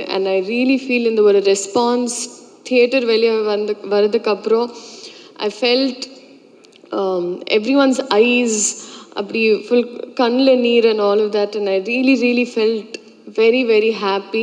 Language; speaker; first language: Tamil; non-native, fluent; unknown